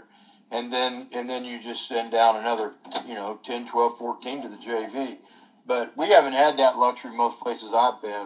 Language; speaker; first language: English; native; English